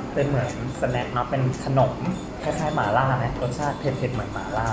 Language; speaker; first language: Thai; native; Thai